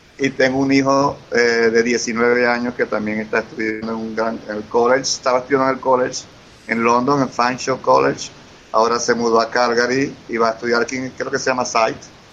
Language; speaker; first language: Spanish; native; Spanish